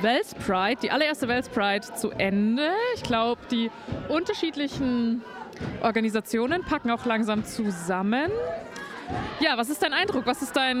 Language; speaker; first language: German; native; German